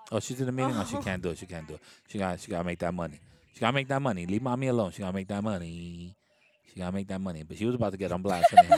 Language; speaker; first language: English; early bilingual, other home language; Spanish